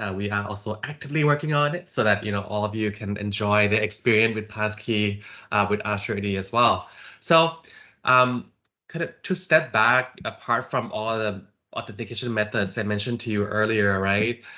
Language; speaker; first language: English; non-native, fluent; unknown